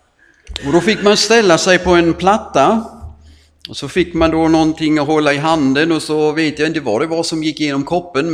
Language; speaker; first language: Swedish; non-native, fluent; German